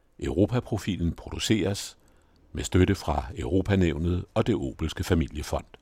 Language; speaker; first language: Danish; native; Danish